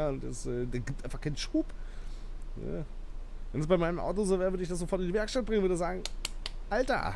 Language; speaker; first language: German; native; German